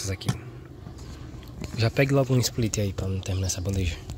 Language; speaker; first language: Portuguese; native; Portuguese